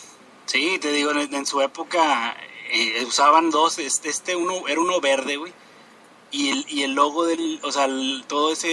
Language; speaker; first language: Spanish; native; Spanish